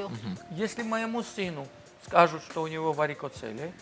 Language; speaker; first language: Russian; non-native, fluent; Georgian